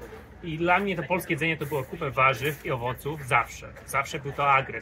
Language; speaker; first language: Polish; early bilingual, heritage; English